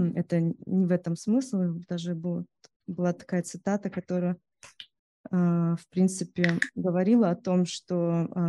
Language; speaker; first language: Russian; early bilingual, heritage; Russian